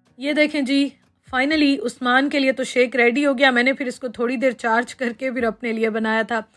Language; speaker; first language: Urdu; native; Urdu